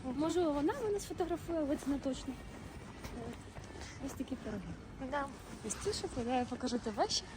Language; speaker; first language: Ukrainian; non-native, local second language; Russian